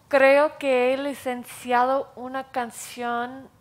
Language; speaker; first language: Spanish; non-native, fluent; English